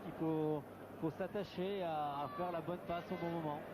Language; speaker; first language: French; native; French